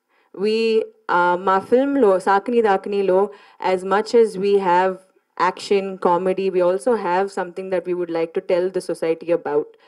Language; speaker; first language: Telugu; non-native, fluent; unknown